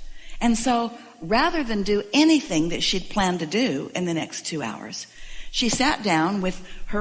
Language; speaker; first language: English; native; English